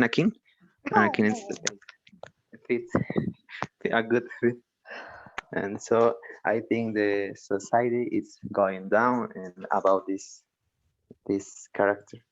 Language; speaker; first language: English; non-native, learner; Spanish